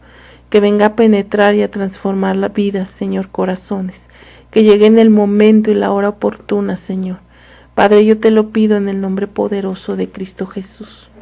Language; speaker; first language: Spanish; native; Spanish